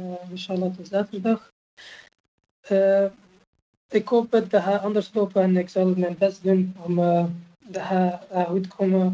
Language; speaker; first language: Dutch; non-native, fluent; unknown